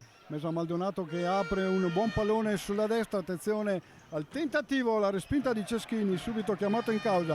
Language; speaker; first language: Italian; native; Italian